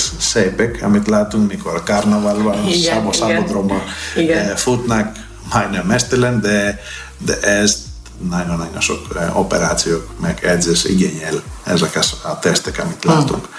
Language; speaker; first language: Hungarian; non-native, fluent; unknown